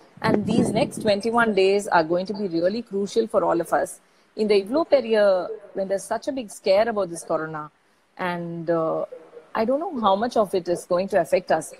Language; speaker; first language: English; non-native, local second language; Tamil